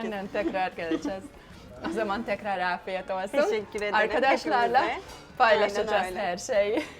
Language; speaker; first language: Turkish; non-native, fluent; Hungarian